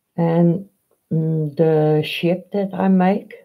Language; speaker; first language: English; non-native, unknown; Dutch